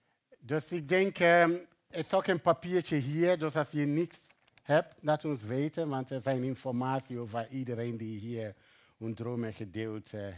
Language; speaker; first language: Dutch; non-native, fluent; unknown